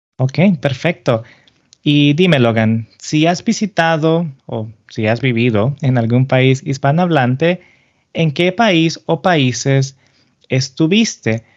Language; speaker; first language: Spanish; native; Spanish